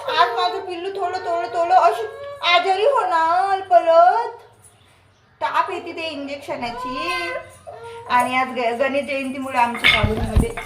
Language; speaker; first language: Marathi; non-native, local second language; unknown